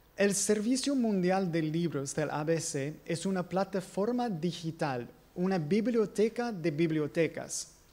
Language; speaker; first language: Spanish; non-native, fluent; English